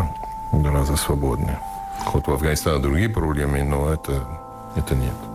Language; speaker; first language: Russian; non-native, fluent; English